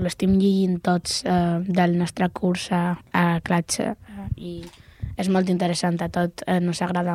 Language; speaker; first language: Catalan; non-native, local second language; Spanish